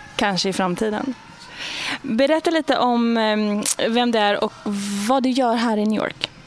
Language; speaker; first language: Swedish; native; Swedish